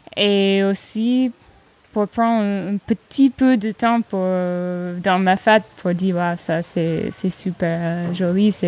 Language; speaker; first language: French; non-native, learner; English